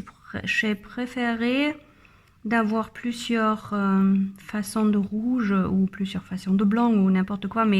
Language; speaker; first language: French; non-native, learner; German